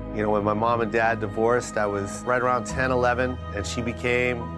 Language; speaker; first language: English; early bilingual, other home language; Filipino